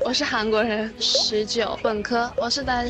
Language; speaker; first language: Chinese; non-native, fluent; Korean